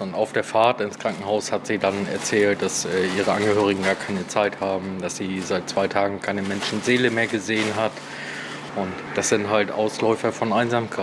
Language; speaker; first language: German; native; German